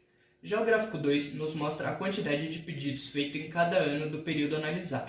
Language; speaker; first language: Portuguese; native; Portuguese